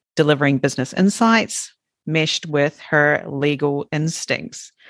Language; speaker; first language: English; native; English